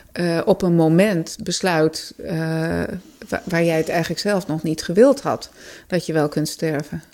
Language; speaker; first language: Dutch; native; Dutch